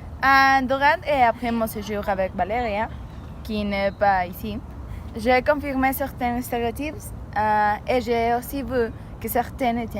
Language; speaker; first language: French; non-native, learner; Spanish